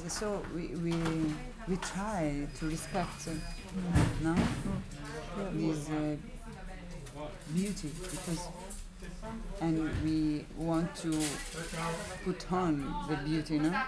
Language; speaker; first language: English; non-native, learner; Italian